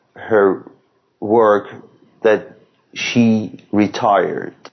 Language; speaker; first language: English; non-native, fluent; Persian